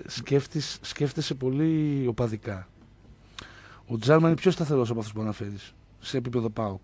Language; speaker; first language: Greek; native; Greek